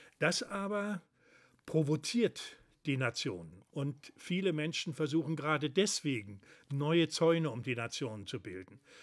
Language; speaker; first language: German; native; German